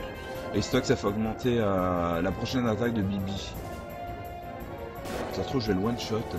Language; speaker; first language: French; native; French